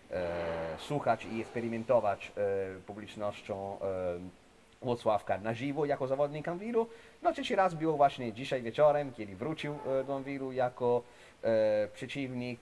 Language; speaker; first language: Polish; non-native, fluent; Italian